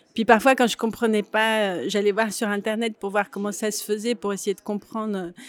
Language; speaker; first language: French; native; French